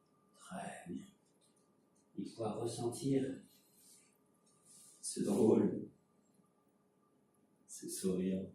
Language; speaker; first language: French; native; French